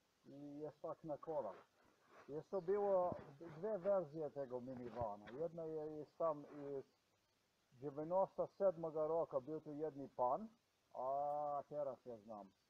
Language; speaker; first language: Polish; non-native, learner; Slovenian